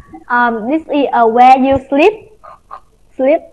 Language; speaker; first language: English; non-native, fluent; Vietnamese